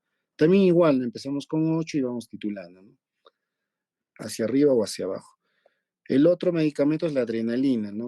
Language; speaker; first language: Spanish; native; Spanish